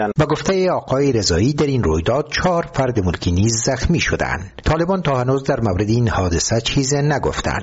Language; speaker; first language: Persian; native; Persian